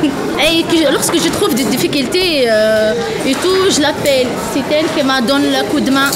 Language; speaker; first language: French; non-native, local second language; Arabic